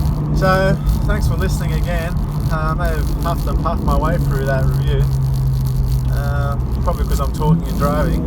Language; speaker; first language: English; native; English